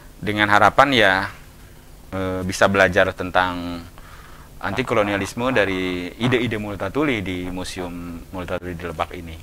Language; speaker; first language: Indonesian; native; Indonesian